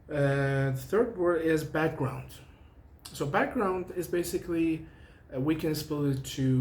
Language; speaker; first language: English; non-native, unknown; Persian